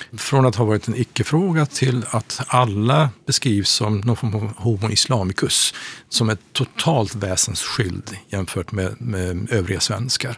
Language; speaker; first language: Swedish; non-native, fluent; Persian